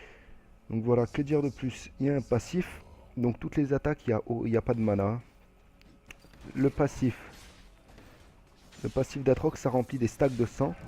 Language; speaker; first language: French; native; French